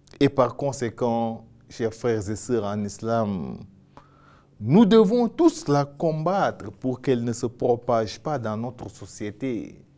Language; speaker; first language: French; non-native, local second language; Wolof